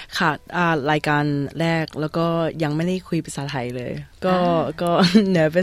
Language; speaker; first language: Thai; early bilingual, heritage; Thai